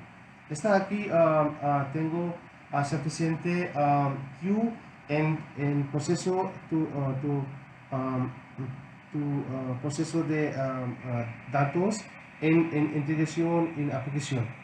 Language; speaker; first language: Spanish; non-native, learner; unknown